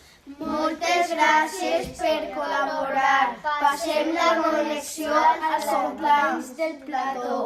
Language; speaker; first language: Catalan; non-native, local second language; Spanish